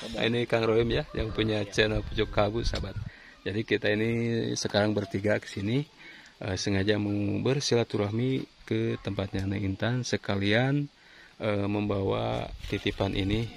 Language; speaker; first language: Indonesian; non-native, local second language; Sundanese